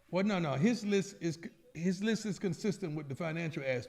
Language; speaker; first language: English; native; English